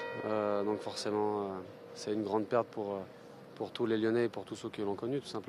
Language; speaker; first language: French; native; French